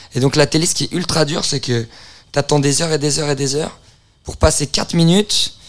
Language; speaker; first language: French; native; French